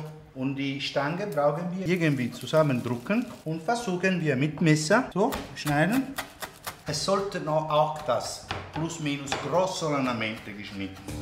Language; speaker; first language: German; non-native, fluent; Italian